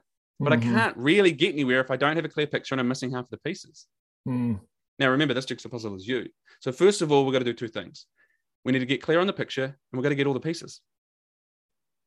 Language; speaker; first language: English; native; English